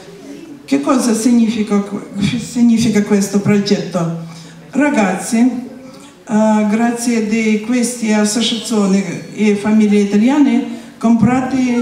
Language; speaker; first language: Italian; non-native, learner; Russian